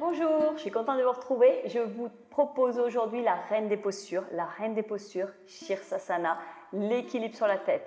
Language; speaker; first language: French; native; French